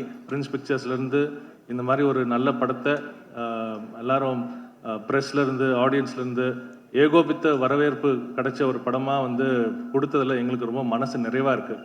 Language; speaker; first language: Tamil; native; Tamil